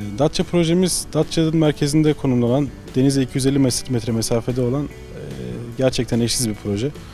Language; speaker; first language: Turkish; early bilingual, heritage; Turkish